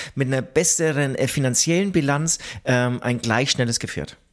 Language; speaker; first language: German; native; German